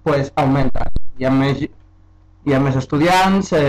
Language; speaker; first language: Catalan; early bilingual, other home language; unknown